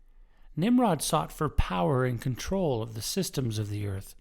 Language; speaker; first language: English; native; English